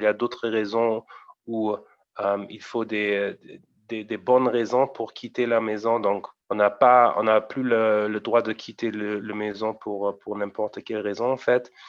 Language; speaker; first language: French; non-native, fluent; German